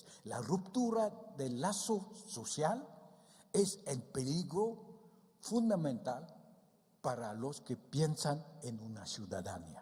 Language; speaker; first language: Spanish; non-native, fluent; Vietnamese